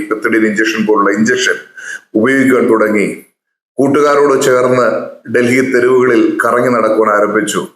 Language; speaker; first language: Malayalam; native; Malayalam